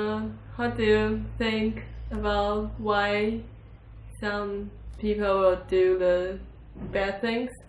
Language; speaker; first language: English; non-native, learner; Chinese